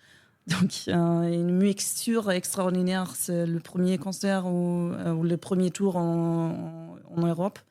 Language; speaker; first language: French; non-native, learner; German